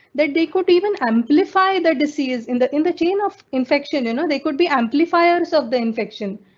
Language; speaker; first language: English; non-native, local second language; Marathi